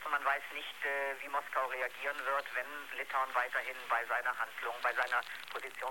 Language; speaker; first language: German; native; German